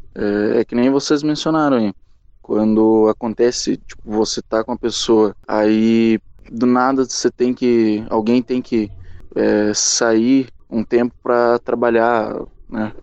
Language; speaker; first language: Portuguese; native; Portuguese